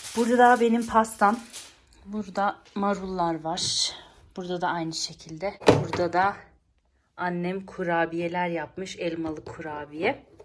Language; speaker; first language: Turkish; native; Turkish